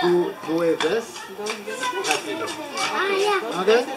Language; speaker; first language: Spanish; non-native, learner; French